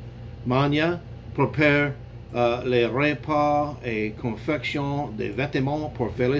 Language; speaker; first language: French; non-native, learner; English